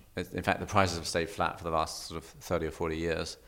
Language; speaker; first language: English; native; English